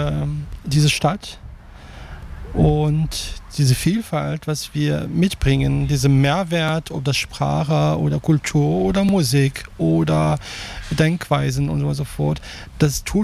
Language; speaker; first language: German; non-native, fluent; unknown